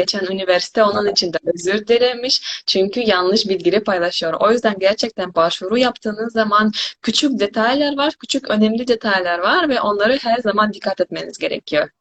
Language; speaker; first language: Turkish; non-native, fluent; Korean